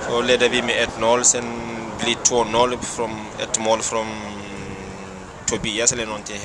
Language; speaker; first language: Swedish; non-native, fluent; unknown